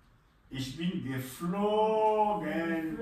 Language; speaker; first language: German; non-native, fluent; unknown